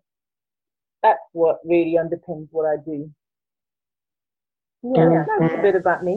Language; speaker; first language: English; non-native, fluent; French